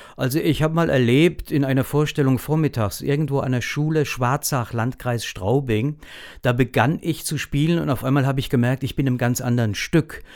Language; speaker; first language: German; native; German